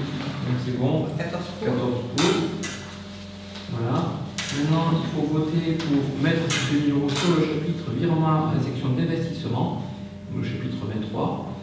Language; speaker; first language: French; native; French